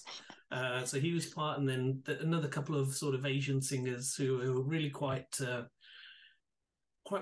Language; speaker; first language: English; native; English